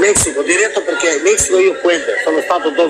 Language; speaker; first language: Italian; non-native, learner; Albanian